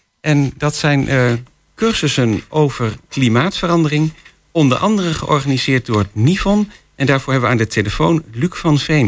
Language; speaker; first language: Dutch; native; Dutch